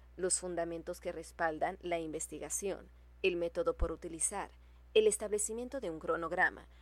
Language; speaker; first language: Spanish; native; Spanish